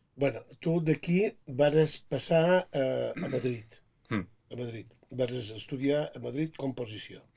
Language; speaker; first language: Catalan; native; Catalan